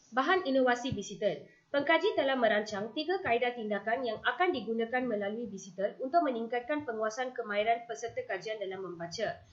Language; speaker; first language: Malay; non-native, local second language; Tamil